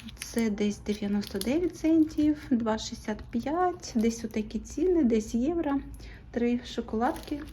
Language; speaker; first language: Ukrainian; native; Ukrainian